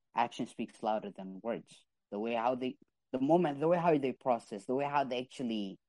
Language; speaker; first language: English; non-native, fluent; Arabic